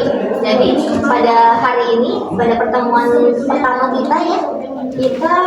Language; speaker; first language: Indonesian; native; Indonesian